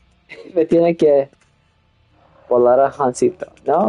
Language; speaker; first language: Spanish; non-native, learner; English